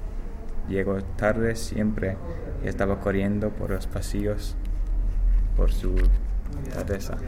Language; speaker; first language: Spanish; non-native, learner; English